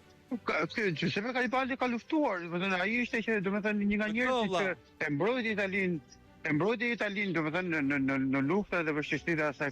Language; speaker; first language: Albanian; native; Albanian